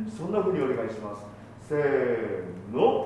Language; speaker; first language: Japanese; native; Japanese